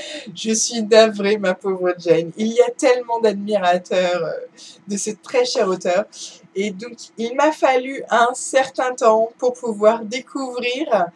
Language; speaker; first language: French; native; French